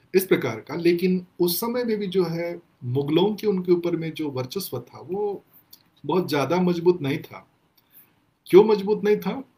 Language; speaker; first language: Hindi; non-native, local second language; Gondi